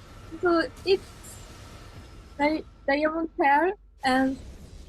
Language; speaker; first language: English; non-native, learner; Japanese